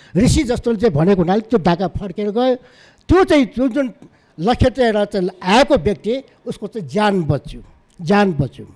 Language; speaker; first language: Nepali; non-native, local second language; Newari